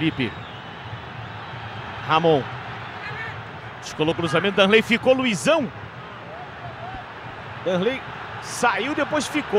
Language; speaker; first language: Portuguese; native; Portuguese